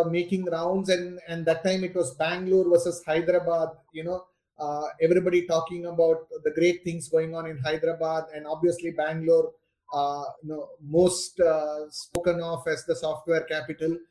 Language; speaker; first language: English; non-native, local second language; Tamil